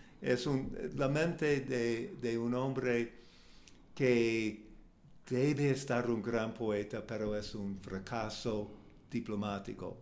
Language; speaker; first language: Spanish; non-native, learner; English